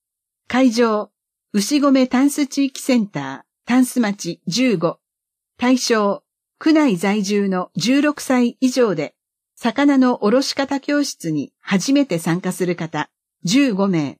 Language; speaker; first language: Japanese; native; Japanese